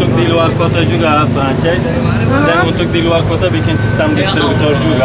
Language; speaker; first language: Indonesian; non-native, fluent; Turkish